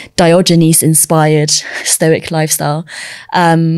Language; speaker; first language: English; early bilingual, other home language; Chinese